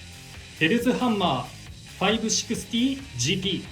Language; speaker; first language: Japanese; native; Japanese